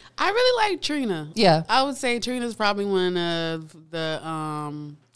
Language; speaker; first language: English; native; English